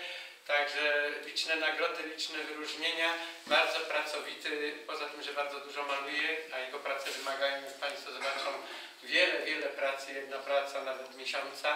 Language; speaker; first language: Polish; native; Polish